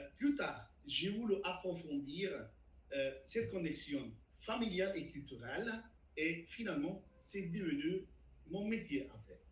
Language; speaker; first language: French; non-native, fluent; Turkish